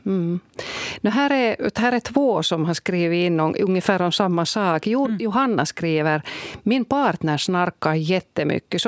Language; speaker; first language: Swedish; native; Swedish